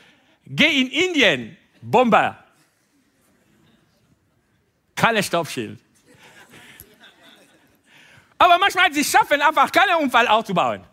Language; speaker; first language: German; non-native, fluent; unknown